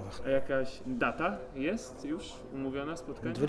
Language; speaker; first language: Polish; native; Polish